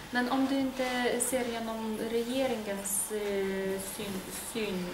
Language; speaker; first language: Swedish; non-native, learner; Lithuanian